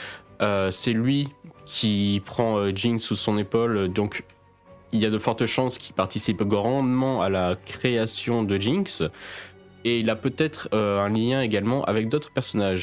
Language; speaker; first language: French; native; French